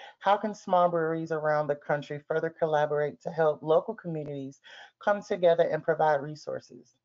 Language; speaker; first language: English; native; English